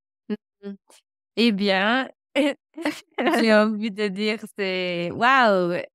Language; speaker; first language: French; non-native, fluent; English